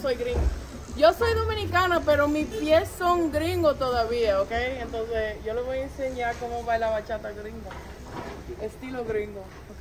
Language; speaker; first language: Spanish; non-native, fluent; English